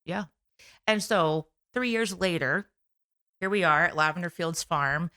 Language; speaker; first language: English; native; English